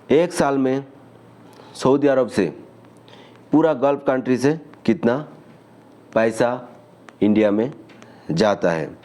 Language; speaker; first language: Hindi; non-native, local second language; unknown